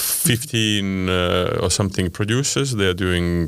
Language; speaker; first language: English; non-native, fluent; Estonian